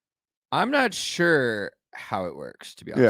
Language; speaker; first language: English; native; English